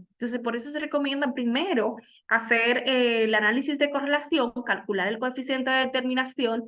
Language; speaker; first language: Spanish; native; Spanish